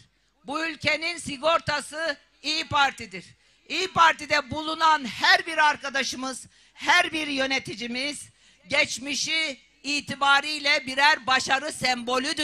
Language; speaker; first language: Turkish; native; Turkish